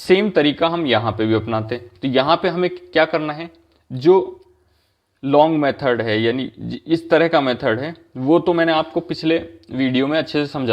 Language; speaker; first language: Hindi; native; Hindi